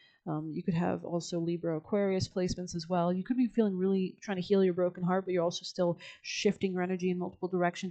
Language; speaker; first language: English; native; English